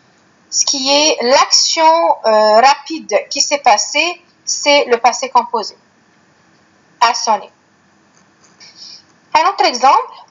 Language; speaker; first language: French; non-native, fluent; Arabic